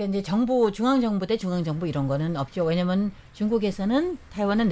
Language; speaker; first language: Korean; native; Korean